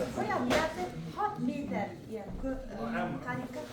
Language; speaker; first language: Hungarian; non-native, learner; Kazakh